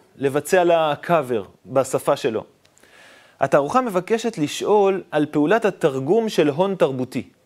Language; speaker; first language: Hebrew; native; Hebrew